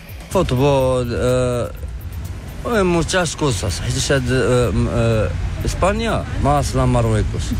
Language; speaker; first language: Spanish; non-native, learner; Arabic